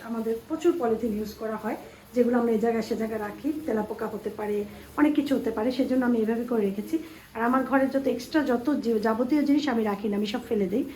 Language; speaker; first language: Bangla; native; Bangla